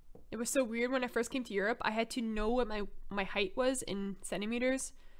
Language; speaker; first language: English; non-native, local second language; French